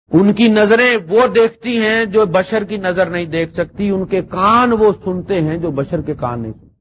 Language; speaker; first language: Urdu; non-native, local second language; Punjabi